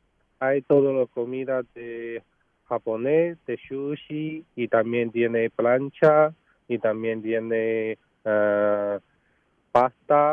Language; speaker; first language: Spanish; non-native, learner; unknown